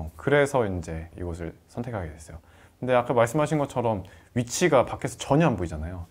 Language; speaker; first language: Korean; native; Korean